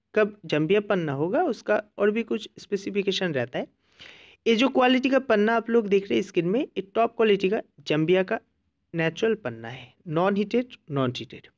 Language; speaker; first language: Hindi; non-native, local second language; Bangla